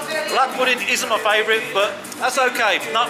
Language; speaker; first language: English; native; English